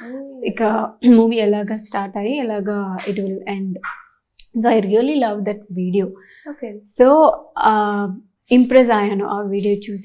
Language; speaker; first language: Telugu; non-native, learner; Tamil